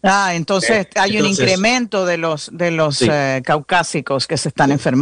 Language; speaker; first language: Spanish; native; Spanish